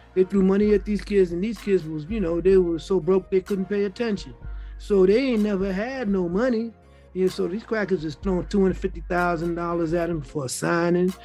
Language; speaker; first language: English; native; English